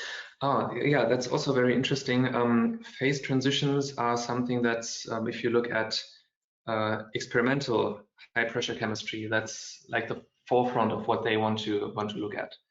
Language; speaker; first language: English; non-native, fluent; German